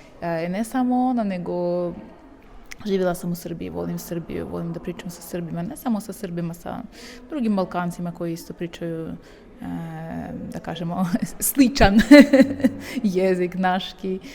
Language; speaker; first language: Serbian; non-native, fluent; Russian